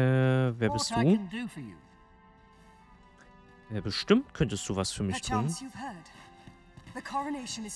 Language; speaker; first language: German; native; German